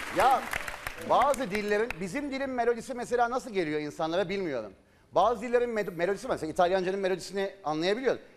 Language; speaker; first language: Turkish; native; Turkish